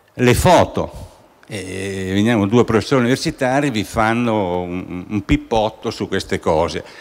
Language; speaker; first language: Italian; native; Italian